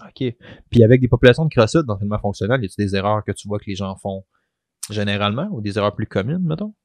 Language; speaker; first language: French; native; French